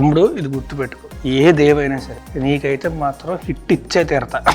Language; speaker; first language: Telugu; native; Telugu